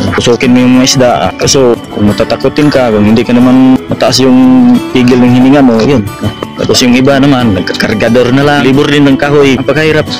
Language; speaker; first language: Filipino; non-native, local second language; Cebuano